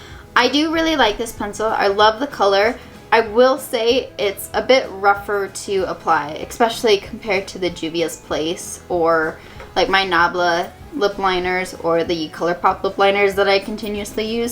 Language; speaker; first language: English; native; English